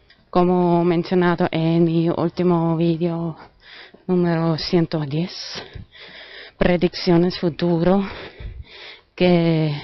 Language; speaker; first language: Spanish; non-native, fluent; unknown